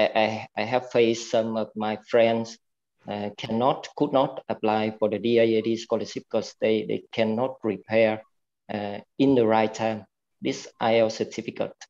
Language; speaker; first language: English; non-native, fluent; Vietnamese